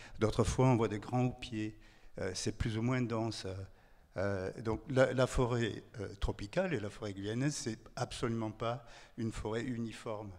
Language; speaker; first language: French; native; French